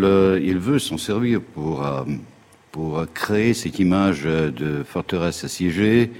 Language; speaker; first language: French; non-native, fluent; Russian